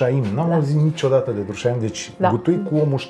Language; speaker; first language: Romanian; native; Romanian